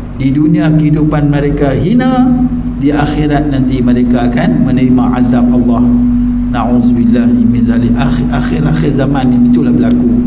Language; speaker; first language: Malay; native; Malay